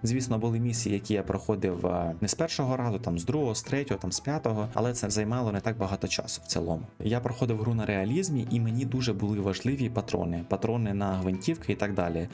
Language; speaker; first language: Ukrainian; native; Ukrainian